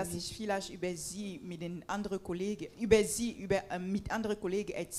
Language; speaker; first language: German; non-native, fluent; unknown